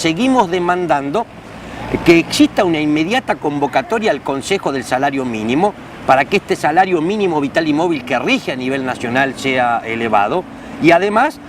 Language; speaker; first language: Spanish; native; Spanish